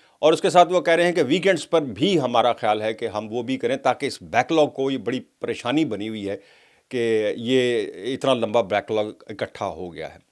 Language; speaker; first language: Urdu; native; Urdu